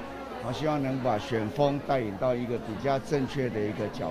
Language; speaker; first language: Chinese; native; Chinese